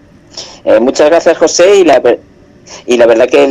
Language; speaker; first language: Spanish; native; Spanish